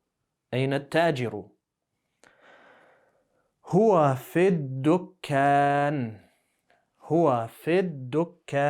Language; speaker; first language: Arabic; non-native, fluent; English